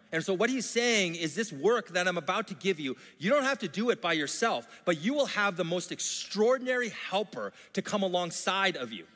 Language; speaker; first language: English; native; English